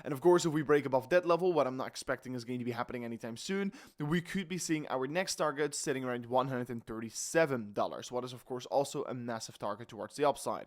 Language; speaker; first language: English; non-native, fluent; Dutch